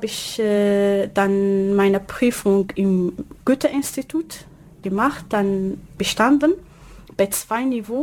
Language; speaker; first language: German; non-native, learner; Arabic